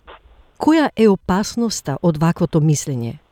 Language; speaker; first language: Macedonian; native; Macedonian